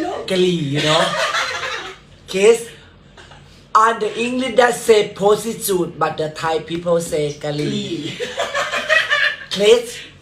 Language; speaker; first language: English; non-native, learner; Thai